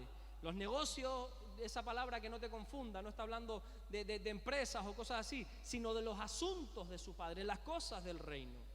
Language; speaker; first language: Spanish; native; Spanish